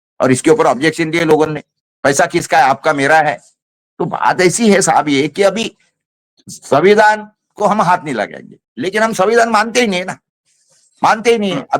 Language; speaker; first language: Hindi; non-native, local second language; Marathi